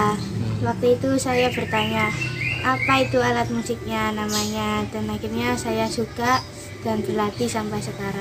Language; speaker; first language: Indonesian; native; Indonesian